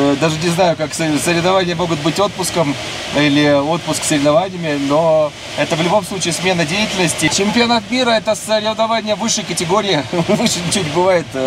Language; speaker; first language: Russian; native; Russian